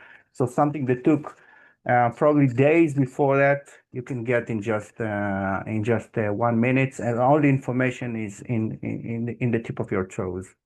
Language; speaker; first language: English; non-native, fluent; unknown